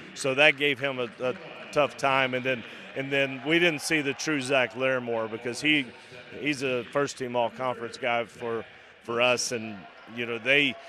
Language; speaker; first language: English; native; English